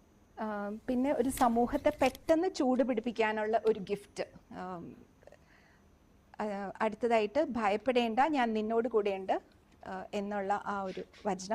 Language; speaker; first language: Malayalam; native; Malayalam